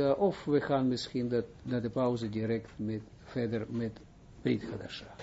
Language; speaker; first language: Dutch; non-native, fluent; Hebrew